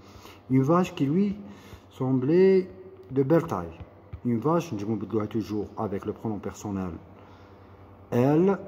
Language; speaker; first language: French; non-native, local second language; Arabic